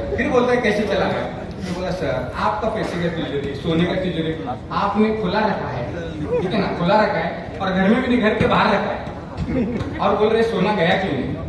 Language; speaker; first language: Hindi; non-native, local second language; Marathi